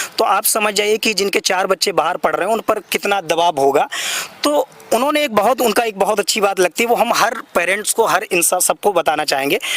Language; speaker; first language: Hindi; native; Hindi